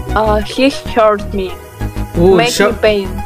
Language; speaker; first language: English; non-native, learner; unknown